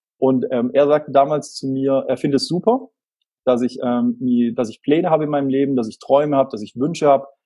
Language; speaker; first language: German; native; German